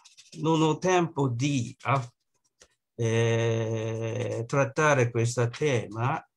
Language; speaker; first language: Italian; non-native, learner; Japanese